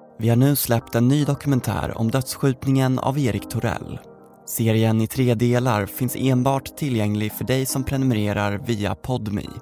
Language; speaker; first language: Swedish; native; Swedish